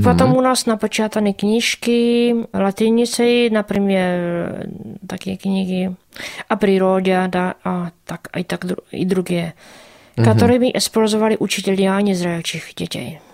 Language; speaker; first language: Russian; non-native, learner; Czech